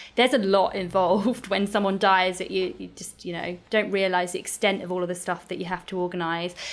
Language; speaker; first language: English; native; English